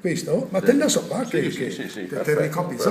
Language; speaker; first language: Italian; native; Italian